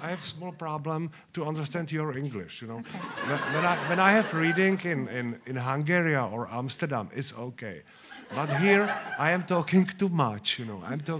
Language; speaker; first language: English; non-native, learner; Czech